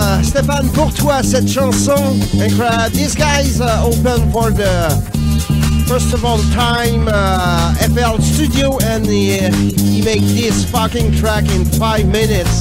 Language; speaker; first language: English; non-native, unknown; French